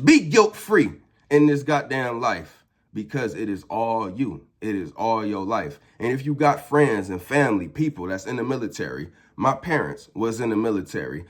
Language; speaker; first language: English; native; English